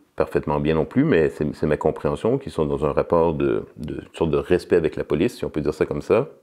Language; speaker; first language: French; native; French